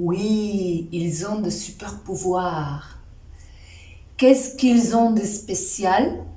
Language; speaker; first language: French; non-native, fluent; Spanish